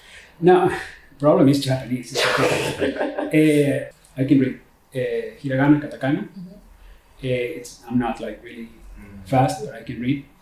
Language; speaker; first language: English; non-native, fluent; Spanish